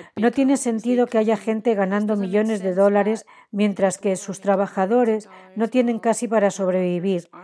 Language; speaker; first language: Spanish; non-native, fluent; Chinese